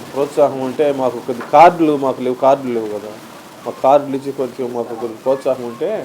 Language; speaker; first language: Telugu; native; Telugu